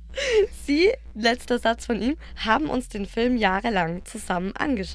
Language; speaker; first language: German; native; German